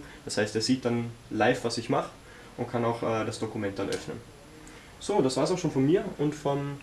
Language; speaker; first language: German; native; German